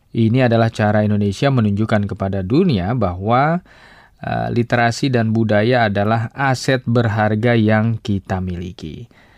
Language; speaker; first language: Indonesian; native; Indonesian